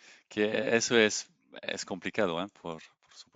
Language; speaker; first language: Spanish; non-native, learner; French